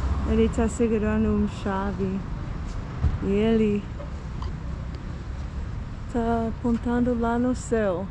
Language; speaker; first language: Portuguese; non-native, fluent; English